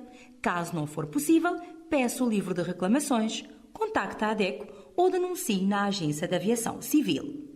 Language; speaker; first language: Portuguese; non-native, local second language; Kabuverdianu